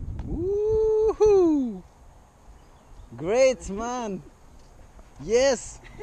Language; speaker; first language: English; non-native, learner; Arabic